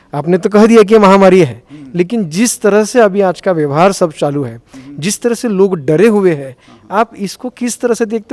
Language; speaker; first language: Hindi; non-native, local second language; Marathi